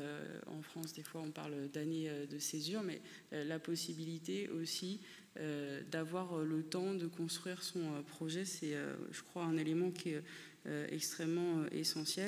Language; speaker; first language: French; native; French